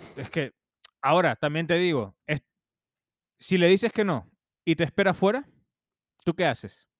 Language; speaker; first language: Spanish; native; Spanish